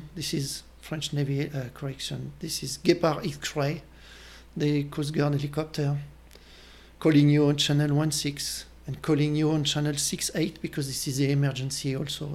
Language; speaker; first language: English; non-native, fluent; French